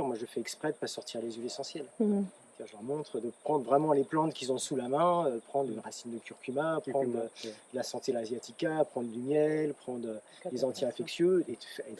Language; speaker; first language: French; native; French